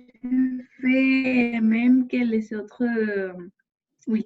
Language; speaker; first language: French; non-native, learner; Spanish